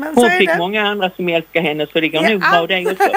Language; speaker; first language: Swedish; native; Swedish